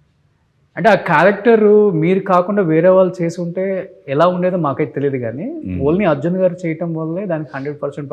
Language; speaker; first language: Telugu; native; Telugu